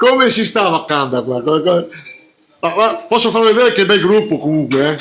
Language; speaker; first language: Italian; native; Italian